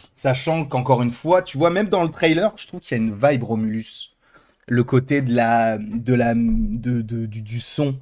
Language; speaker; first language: French; native; French